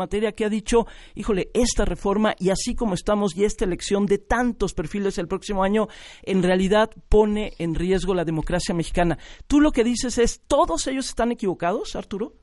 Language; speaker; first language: Spanish; native; Spanish